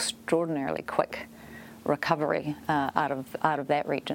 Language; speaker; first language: English; native; English